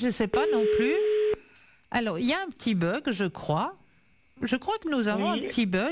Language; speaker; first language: French; native; French